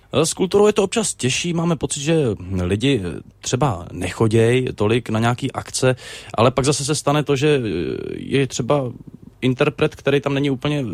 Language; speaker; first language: Czech; native; Czech